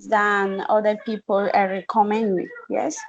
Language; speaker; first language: English; non-native, learner; Spanish